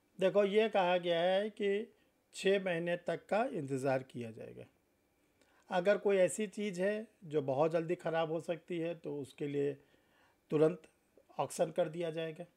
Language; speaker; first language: Hindi; native; Hindi